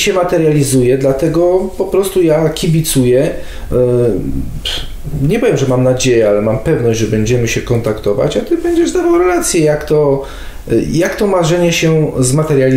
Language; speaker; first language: Polish; native; Polish